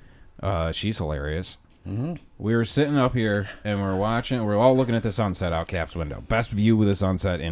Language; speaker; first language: English; native; English